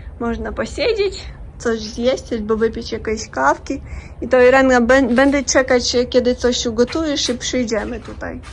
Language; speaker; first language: Polish; non-native, learner; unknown